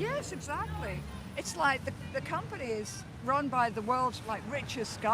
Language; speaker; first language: English; native; English